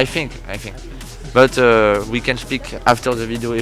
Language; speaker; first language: English; non-native, learner; French